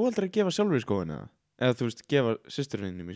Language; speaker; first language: Icelandic; native; Icelandic